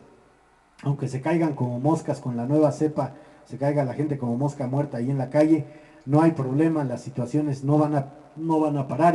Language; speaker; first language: Spanish; native; Spanish